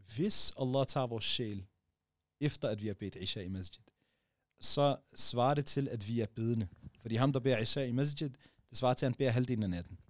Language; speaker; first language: Danish; early bilingual, other home language; Arabic